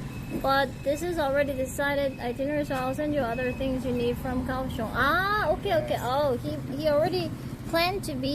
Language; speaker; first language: English; non-native, fluent; Korean